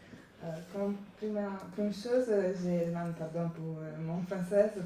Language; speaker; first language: French; non-native, learner; Italian